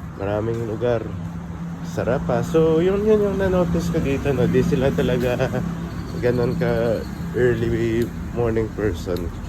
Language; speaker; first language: Filipino; native; Filipino